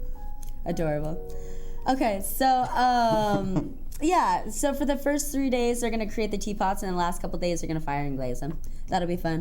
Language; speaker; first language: English; native; English